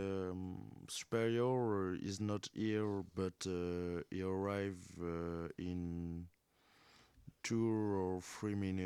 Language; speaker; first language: English; non-native, learner; French